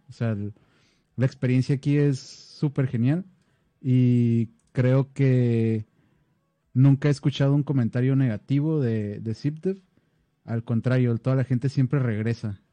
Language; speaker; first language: Spanish; native; Spanish